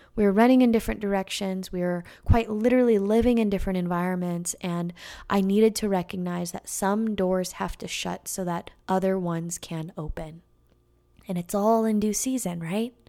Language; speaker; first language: English; native; English